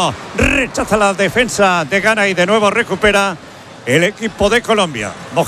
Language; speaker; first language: Spanish; native; Spanish